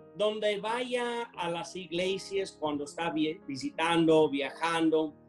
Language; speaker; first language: Spanish; non-native, fluent; English